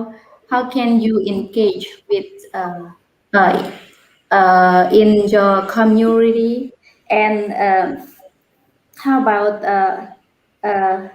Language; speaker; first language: English; non-native, learner; Khmer